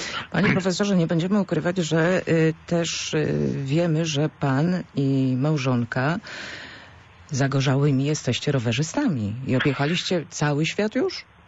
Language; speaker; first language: Polish; native; Polish